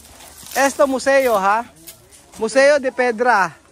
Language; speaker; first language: Spanish; non-native, learner; Filipino